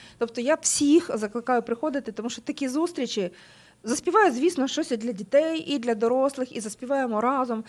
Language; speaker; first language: Ukrainian; native; Ukrainian